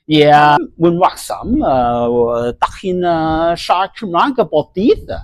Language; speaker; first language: Welsh; non-native, learner; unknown